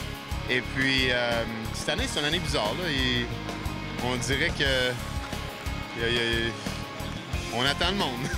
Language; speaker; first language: French; native; French